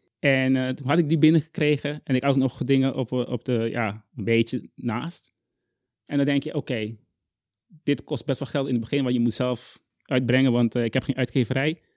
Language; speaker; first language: Dutch; non-native, local second language; Papiamento